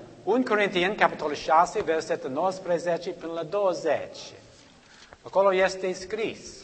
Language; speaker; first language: Romanian; non-native, learner; English